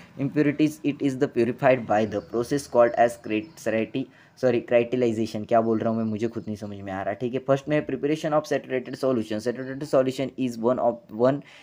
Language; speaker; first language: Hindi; non-native, local second language; Marathi